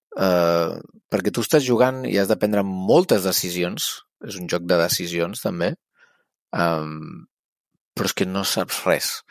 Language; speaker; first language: Catalan; native; Catalan